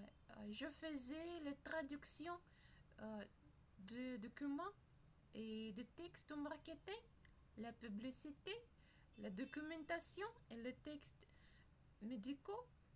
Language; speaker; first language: French; non-native, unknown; Russian